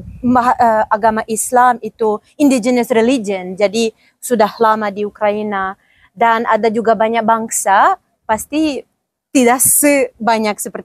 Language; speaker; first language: Indonesian; non-native, fluent; Ukrainian